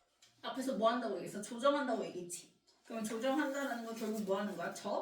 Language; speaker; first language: Korean; native; Korean